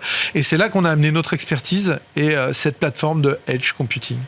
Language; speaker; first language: French; native; French